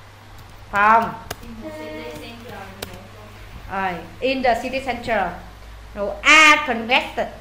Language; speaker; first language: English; non-native, learner; Vietnamese